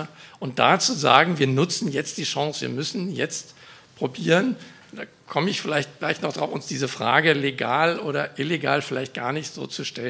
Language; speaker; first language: German; native; German